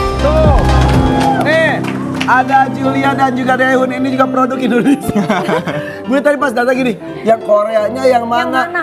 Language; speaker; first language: Indonesian; native; Indonesian